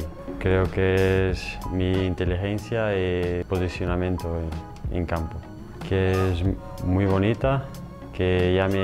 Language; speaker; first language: Spanish; non-native, learner; Portuguese